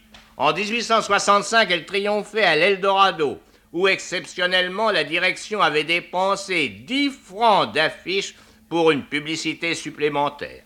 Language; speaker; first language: French; native; French